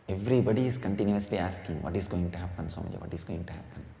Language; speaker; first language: English; non-native, local second language; Tamil